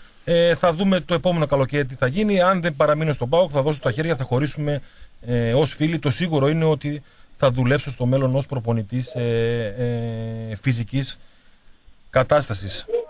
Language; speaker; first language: Greek; native; Greek